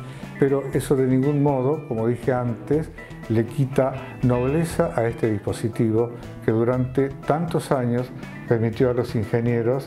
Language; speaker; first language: Spanish; native; Spanish